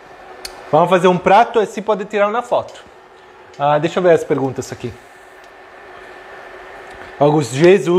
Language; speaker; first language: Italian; non-native, learner; Portuguese